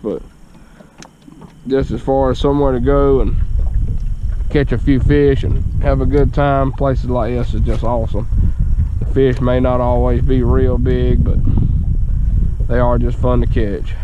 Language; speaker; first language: English; native; English